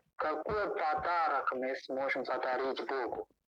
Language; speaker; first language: Russian; non-native, learner; Chinese